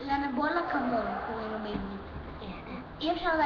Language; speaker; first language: Hebrew; early bilingual, other home language; Russian